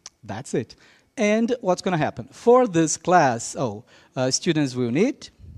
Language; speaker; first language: English; non-native, fluent; Portuguese